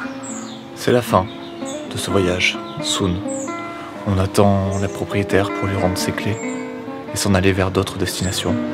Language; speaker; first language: French; native; French